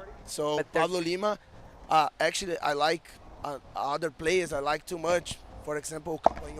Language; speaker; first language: English; non-native, fluent; Portuguese